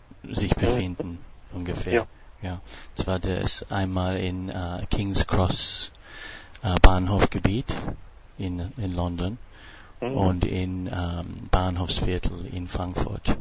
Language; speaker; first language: German; non-native, fluent; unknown